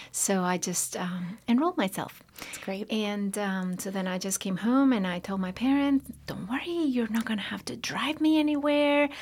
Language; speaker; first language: English; non-native, fluent; Spanish